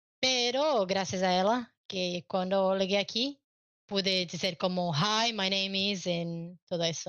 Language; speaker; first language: Spanish; non-native, learner; Portuguese